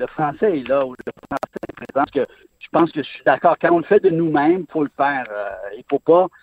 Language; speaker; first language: French; native; French